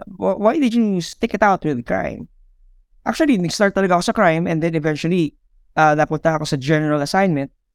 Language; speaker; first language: Filipino; native; Filipino